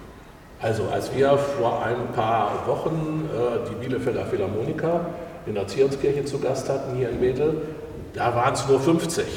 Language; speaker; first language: German; native; German